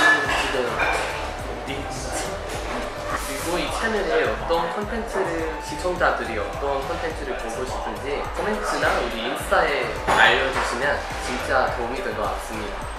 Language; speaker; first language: Korean; non-native, fluent; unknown